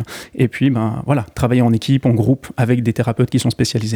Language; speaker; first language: French; native; French